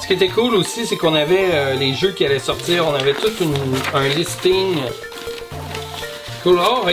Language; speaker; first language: French; native; French